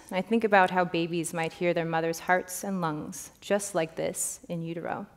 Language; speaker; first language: English; native; English